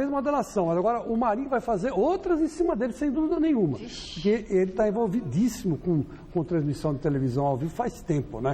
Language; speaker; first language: Portuguese; native; Portuguese